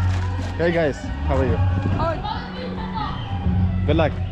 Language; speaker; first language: English; non-native, learner; Russian